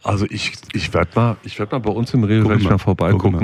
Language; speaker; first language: German; native; German